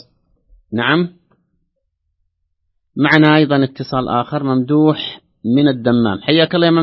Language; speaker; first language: Arabic; native; Arabic